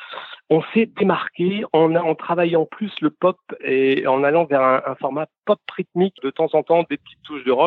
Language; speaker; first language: French; native; French